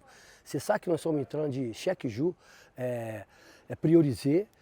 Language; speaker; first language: French; non-native, fluent; Portuguese